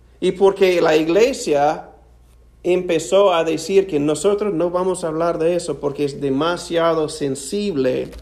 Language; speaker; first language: Spanish; non-native, fluent; English